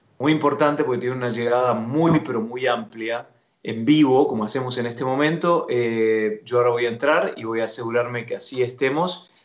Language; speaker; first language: Spanish; native; Spanish